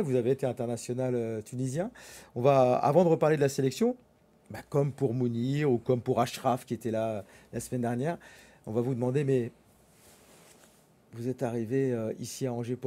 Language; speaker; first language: French; native; French